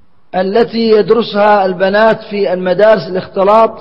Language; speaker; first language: Arabic; native; Arabic